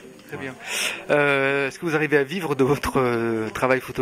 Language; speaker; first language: French; native; French